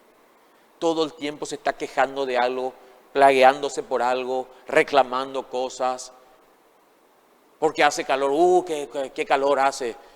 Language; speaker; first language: Spanish; native; Spanish